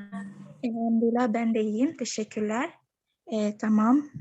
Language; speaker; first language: Turkish; non-native, learner; Indonesian